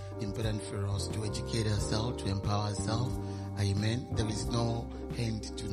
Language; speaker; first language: English; non-native, local second language; Yoruba